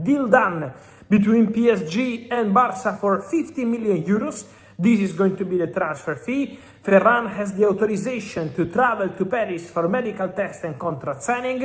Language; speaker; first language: English; non-native, fluent; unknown